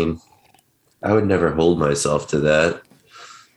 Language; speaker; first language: English; native; English